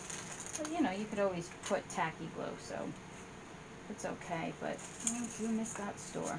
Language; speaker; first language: English; native; English